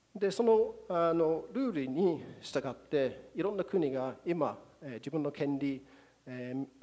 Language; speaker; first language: Japanese; non-native, fluent; English